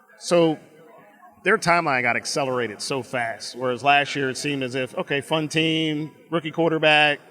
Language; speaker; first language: English; native; English